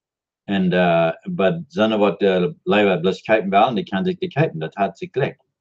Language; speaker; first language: German; non-native, learner; Dutch